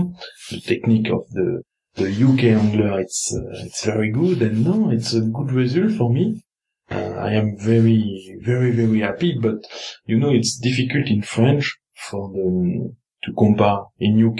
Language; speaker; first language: English; non-native, learner; French